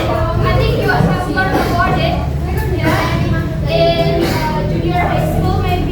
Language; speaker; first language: English; non-native, learner; Indonesian